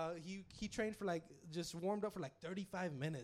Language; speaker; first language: English; native; English